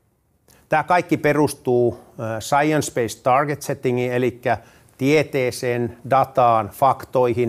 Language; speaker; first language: Finnish; native; Finnish